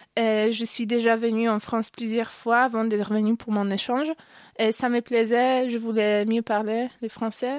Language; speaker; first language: French; non-native, fluent; Polish